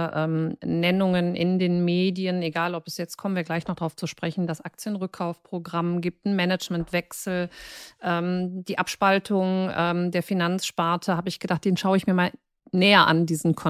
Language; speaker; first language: German; native; German